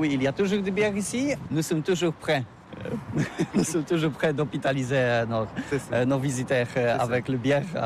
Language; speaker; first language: French; non-native, learner; Polish